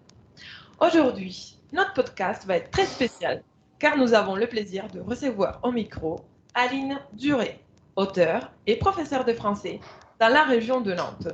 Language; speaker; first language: French; non-native, fluent; Spanish